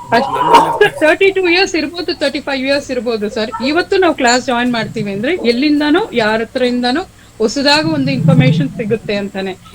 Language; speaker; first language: Kannada; non-native, local second language; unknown